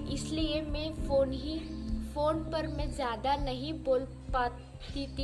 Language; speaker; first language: Hindi; non-native, local second language; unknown